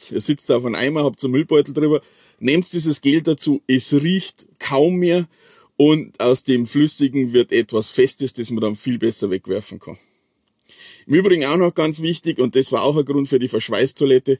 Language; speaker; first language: German; native; German